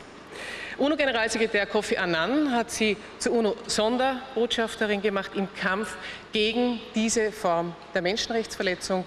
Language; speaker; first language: German; native; German